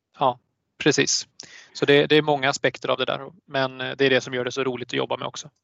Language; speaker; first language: Swedish; native; Swedish